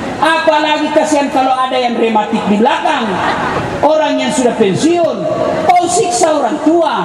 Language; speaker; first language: Indonesian; non-native, local second language; Buginese